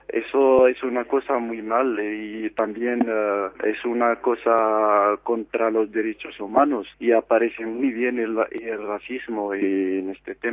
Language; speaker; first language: Spanish; non-native, fluent; Arabic